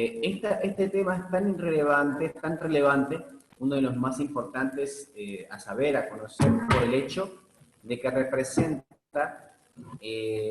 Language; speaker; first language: Spanish; native; Spanish